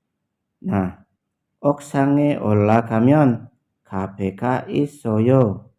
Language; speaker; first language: Korean; non-native, learner; Indonesian